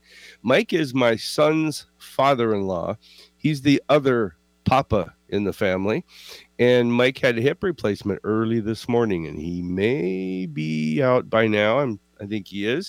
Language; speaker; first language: English; native; English